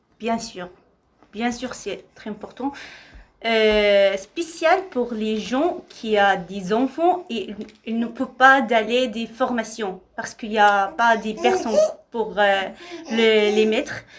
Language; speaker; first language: French; non-native, learner; Arabic